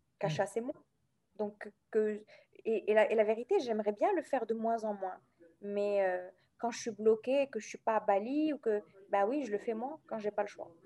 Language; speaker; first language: French; non-native, local second language; Arabic